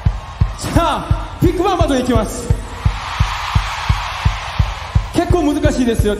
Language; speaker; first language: Japanese; non-native, fluent; Korean